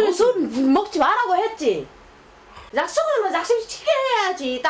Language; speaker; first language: Korean; non-native, fluent; Vietnamese